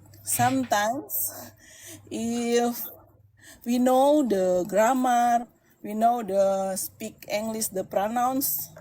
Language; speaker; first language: English; non-native, learner; Indonesian